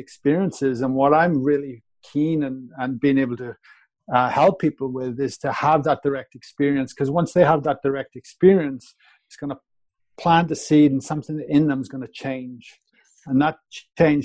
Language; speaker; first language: English; native; English